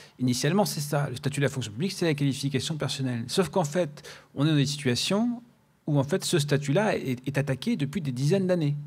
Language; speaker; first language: French; native; French